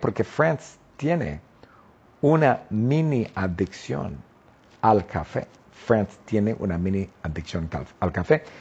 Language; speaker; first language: Spanish; non-native, fluent; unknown